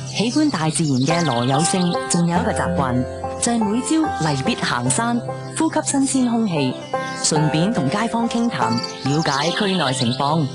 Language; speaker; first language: Cantonese; native; Cantonese